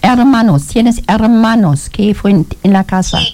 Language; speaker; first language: Spanish; non-native, learner; German